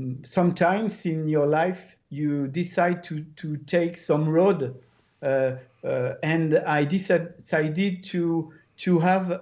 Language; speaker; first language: English; non-native, learner; French